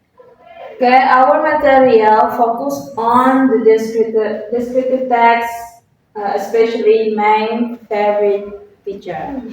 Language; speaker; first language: English; non-native, fluent; Indonesian